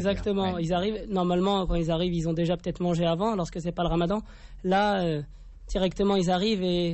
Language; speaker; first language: French; native; French